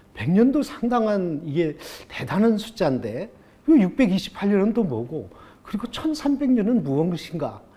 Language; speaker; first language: Korean; native; Korean